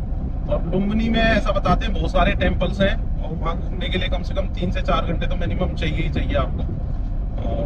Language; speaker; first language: Hindi; native; Hindi